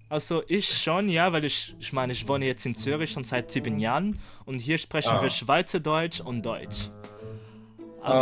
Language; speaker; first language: German; non-native, fluent; Portuguese